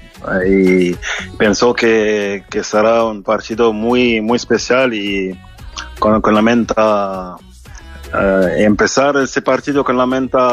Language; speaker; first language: Spanish; non-native, fluent; French